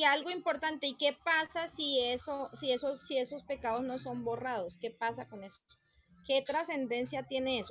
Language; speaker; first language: Spanish; native; Spanish